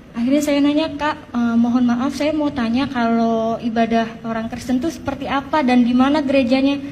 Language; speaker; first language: Indonesian; native; Indonesian